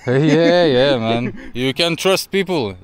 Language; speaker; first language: English; non-native, learner; Lithuanian